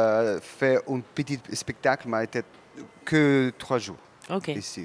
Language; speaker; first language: French; non-native, learner; Russian